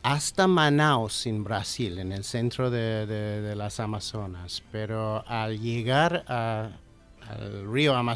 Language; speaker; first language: Spanish; non-native, fluent; English